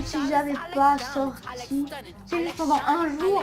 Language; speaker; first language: French; native; French